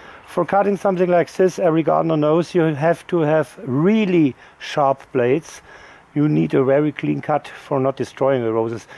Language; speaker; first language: English; non-native, fluent; German